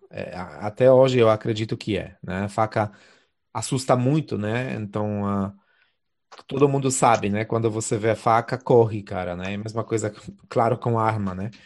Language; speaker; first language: Portuguese; non-native, fluent; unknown